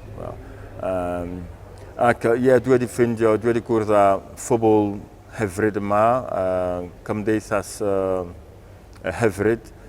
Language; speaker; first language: Welsh; non-native, learner; French